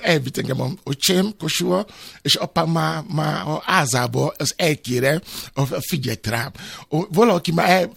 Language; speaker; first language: Hungarian; non-native, learner; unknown